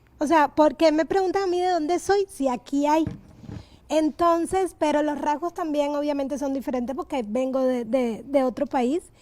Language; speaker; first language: Spanish; native; Spanish